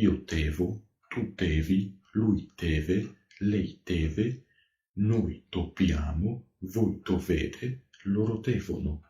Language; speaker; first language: Italian; non-native, fluent; Georgian